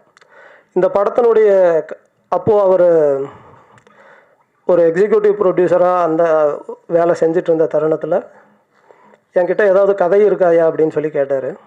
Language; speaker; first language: Tamil; native; Tamil